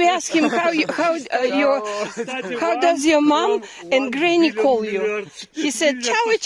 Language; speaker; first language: English; non-native, learner; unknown